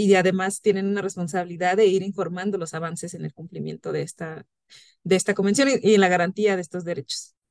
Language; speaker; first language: Spanish; non-native, local second language; Mixtepec Mixtec